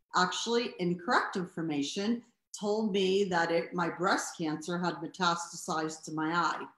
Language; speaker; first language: English; native; English